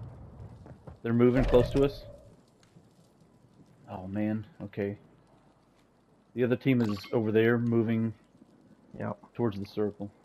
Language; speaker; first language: English; native; English